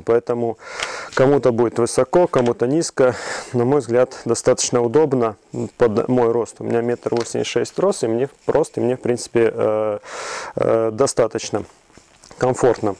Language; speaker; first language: Russian; native; Russian